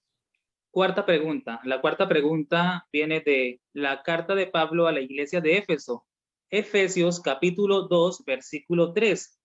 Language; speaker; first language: Spanish; native; Spanish